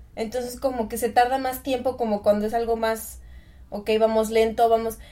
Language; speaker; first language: Spanish; native; Spanish